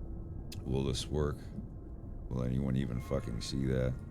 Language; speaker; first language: English; native; English